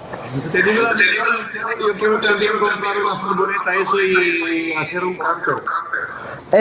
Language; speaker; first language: Spanish; non-native, learner; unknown